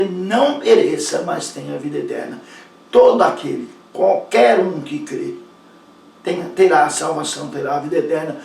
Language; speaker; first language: Portuguese; native; Portuguese